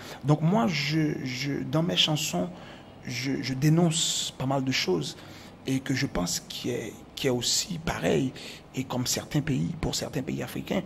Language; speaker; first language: French; non-native, local second language; Haitian Creole